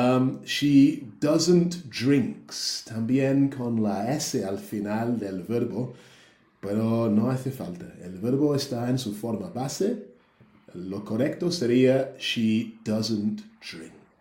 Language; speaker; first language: Spanish; non-native, fluent; English